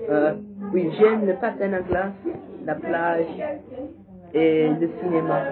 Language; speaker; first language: French; non-native, learner; English